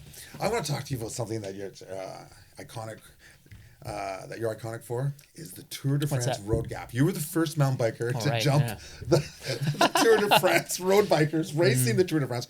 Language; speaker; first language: English; native; English